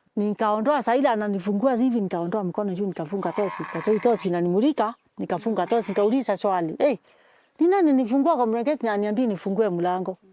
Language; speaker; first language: Swahili; non-native, local second language; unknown